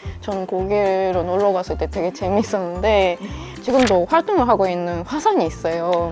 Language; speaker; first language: Korean; non-native, fluent; Japanese